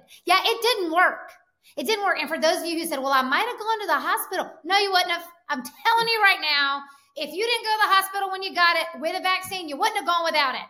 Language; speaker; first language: English; native; English